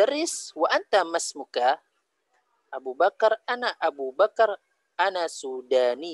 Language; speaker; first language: Arabic; non-native, fluent; Indonesian